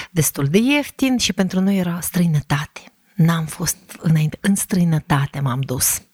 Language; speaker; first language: Romanian; non-native, fluent; Russian